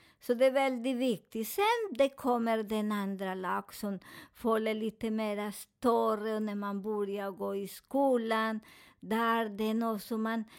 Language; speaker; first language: Swedish; non-native, learner; Spanish